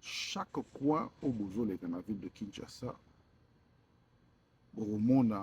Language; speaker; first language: French; non-native, local second language; Lingala